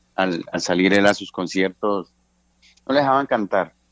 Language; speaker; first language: Spanish; native; Spanish